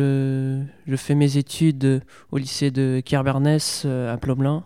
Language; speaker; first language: French; native; French